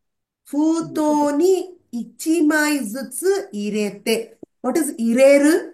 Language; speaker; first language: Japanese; non-native, fluent; Tamil